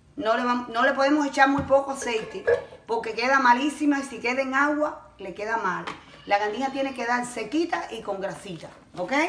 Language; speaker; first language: Spanish; native; Spanish